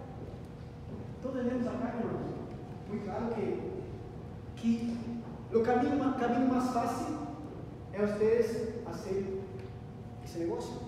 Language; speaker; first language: Spanish; non-native, learner; Portuguese